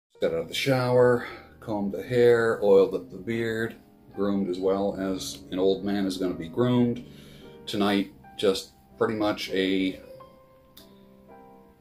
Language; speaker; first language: English; native; English